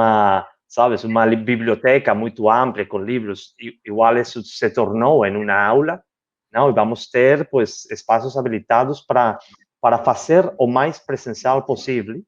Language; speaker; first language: Portuguese; non-native, learner; Spanish